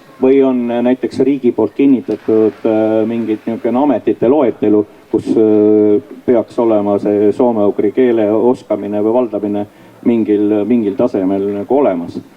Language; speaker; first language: Estonian; native; Estonian